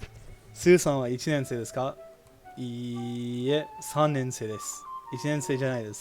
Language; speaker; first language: Japanese; non-native, learner; English